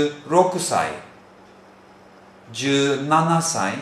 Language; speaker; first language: Japanese; non-native, fluent; Turkish